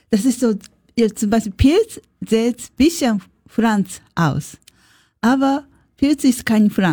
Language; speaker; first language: German; non-native, learner; Japanese